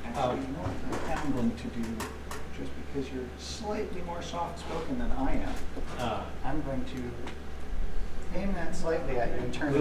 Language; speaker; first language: English; native; English